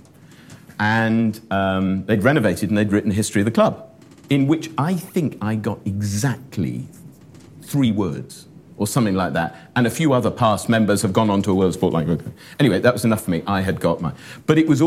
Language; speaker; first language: English; native; English